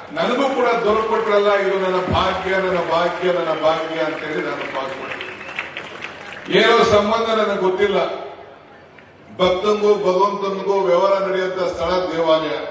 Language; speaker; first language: Kannada; native; Kannada